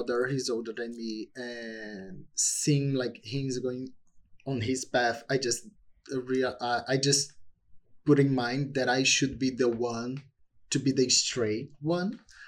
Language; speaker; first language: English; non-native, fluent; Portuguese